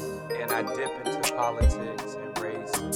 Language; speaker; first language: English; native; English